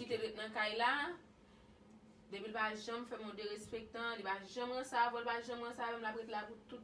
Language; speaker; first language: Spanish; non-native, learner; Haitian Creole